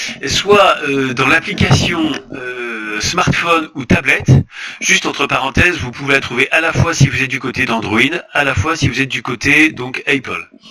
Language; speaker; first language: French; native; French